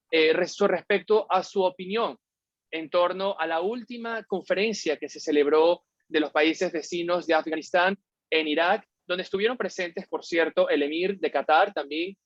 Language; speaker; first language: Spanish; native; Spanish